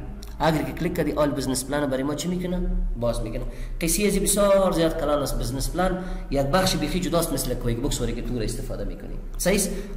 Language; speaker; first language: Persian; non-native, local second language; Pashto